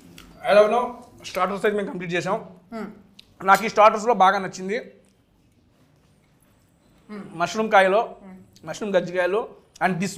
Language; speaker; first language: Telugu; native; Telugu